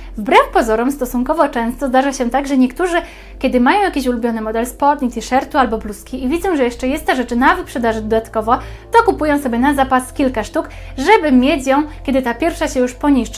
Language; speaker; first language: Polish; native; Polish